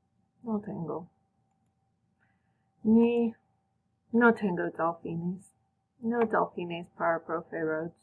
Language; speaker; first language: Spanish; non-native, fluent; English